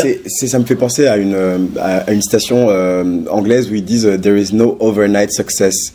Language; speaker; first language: French; native; French